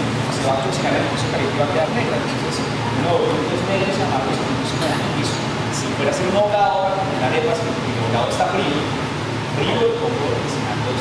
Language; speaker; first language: Spanish; native; Spanish